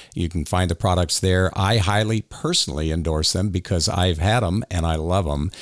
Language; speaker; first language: English; native; English